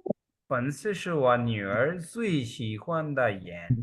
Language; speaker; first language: Chinese; non-native, fluent; Hindi